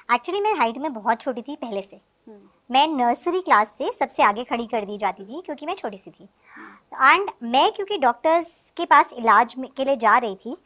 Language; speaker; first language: Hindi; native; Hindi